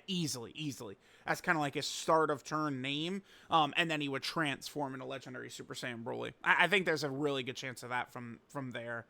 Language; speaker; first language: English; native; English